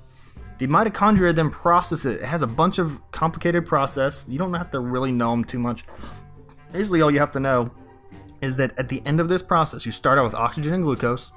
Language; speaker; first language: English; native; English